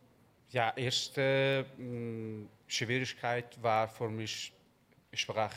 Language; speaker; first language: German; non-native, learner; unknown